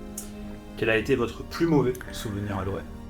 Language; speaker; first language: French; native; French